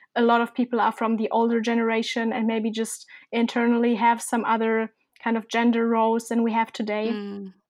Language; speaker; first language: English; non-native, fluent; German